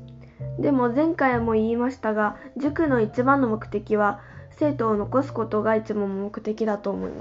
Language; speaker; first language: Japanese; non-native, fluent; Chinese